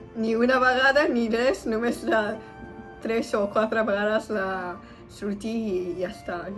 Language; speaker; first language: Catalan; non-native, learner; Japanese